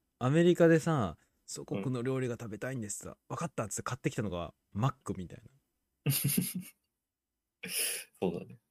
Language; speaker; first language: Japanese; native; Japanese